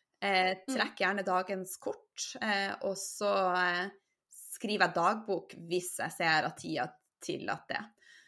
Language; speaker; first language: Norwegian; native; Norwegian